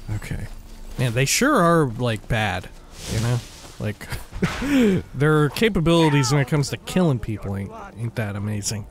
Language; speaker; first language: English; native; English